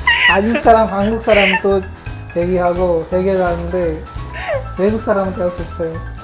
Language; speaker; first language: Korean; non-native, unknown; Tamil